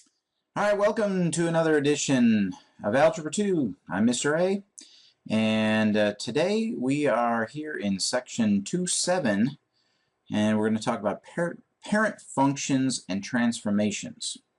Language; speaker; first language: English; native; English